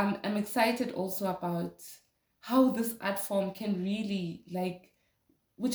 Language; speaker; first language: English; non-native, local second language; Zulu